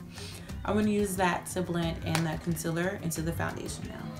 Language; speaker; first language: English; native; English